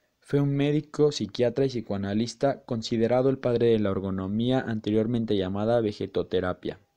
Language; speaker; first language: Spanish; native; Spanish